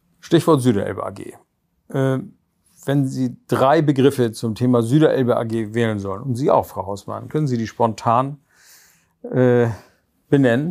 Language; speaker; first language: German; native; German